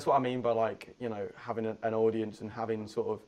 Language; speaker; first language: English; native; English